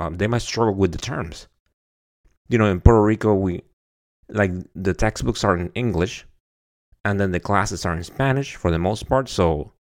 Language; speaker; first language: English; non-native, fluent; Spanish